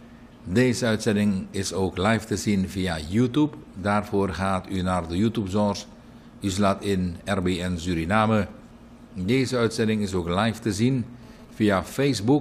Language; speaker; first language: Dutch; native; Dutch